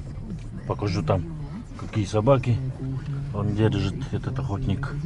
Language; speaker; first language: Russian; non-native, local second language; Yakut